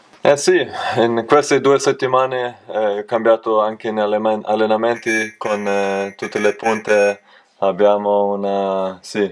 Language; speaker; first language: Italian; non-native, learner; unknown